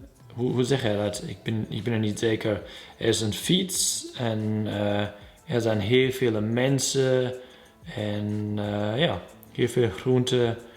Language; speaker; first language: Dutch; non-native, learner; German